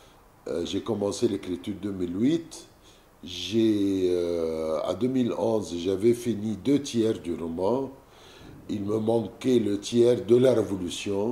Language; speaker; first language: French; non-native, fluent; Arabic